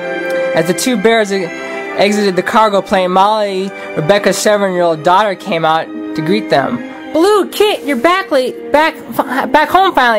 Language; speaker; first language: English; native; English